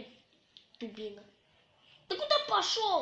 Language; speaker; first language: Russian; native; Russian